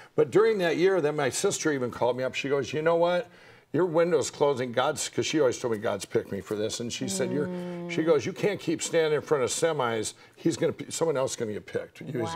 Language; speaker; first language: English; native; English